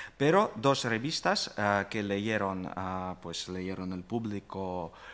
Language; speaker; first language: Spanish; non-native, fluent; Russian